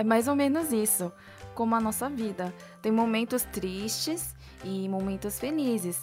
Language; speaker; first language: Portuguese; non-native, fluent; Korean